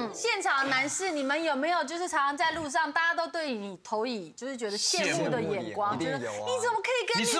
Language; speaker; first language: Chinese; native; Chinese